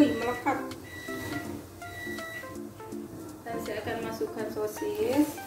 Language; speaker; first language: Indonesian; non-native, local second language; Sundanese